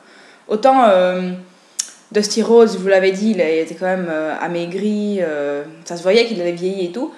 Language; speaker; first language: French; native; French